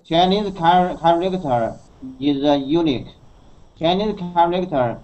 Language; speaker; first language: English; non-native, learner; Chinese